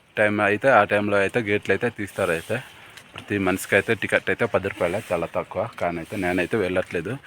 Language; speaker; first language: Telugu; non-native, local second language; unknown